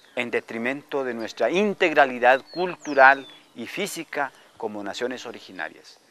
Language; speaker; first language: Spanish; non-native, local second language; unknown